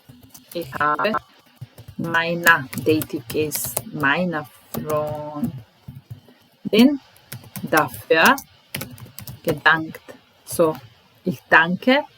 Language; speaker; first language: German; non-native, fluent; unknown